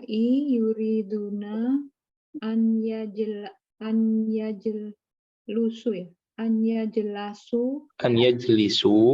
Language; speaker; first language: Arabic; non-native, learner; Indonesian